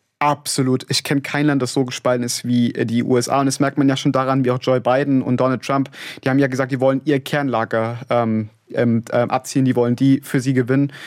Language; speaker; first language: German; native; German